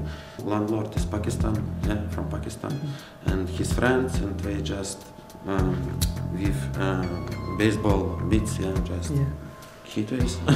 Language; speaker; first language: English; non-native, learner; Russian